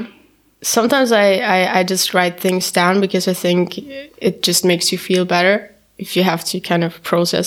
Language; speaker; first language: English; non-native, fluent; German